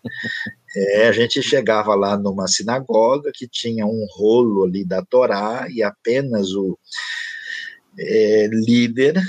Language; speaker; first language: Portuguese; native; Portuguese